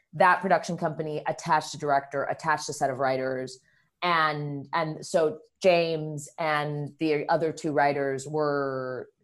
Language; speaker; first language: English; early bilingual, other home language; Spanish